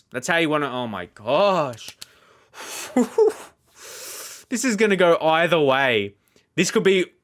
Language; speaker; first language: English; native; English